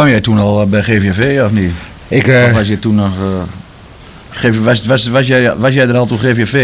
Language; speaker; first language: Dutch; native; Dutch